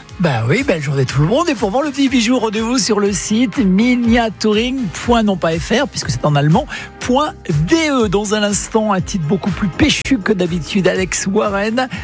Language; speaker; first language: French; native; French